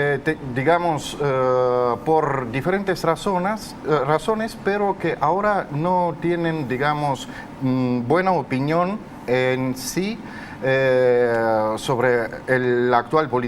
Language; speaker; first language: Spanish; non-native, fluent; Russian